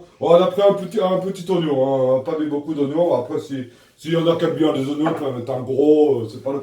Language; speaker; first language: French; native; French